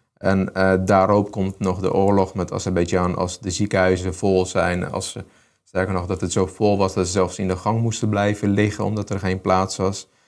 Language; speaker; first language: Dutch; early bilingual, other home language; Armenian